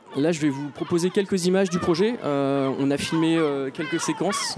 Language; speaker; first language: French; native; French